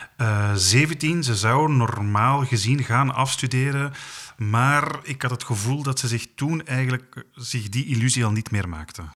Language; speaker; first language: Dutch; native; Dutch